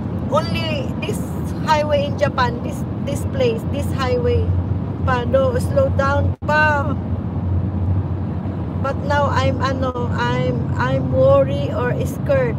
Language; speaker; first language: English; non-native, local second language; Cebuano